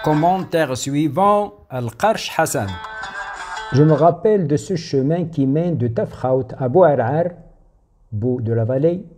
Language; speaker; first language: French; non-native, local second language; Arabic